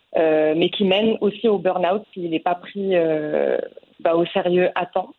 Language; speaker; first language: French; non-native, local second language; Arabic